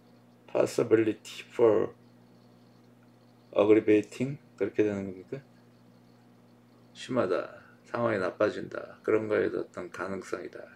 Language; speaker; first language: Korean; native; Korean